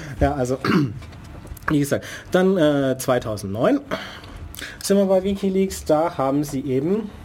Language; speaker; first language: German; native; German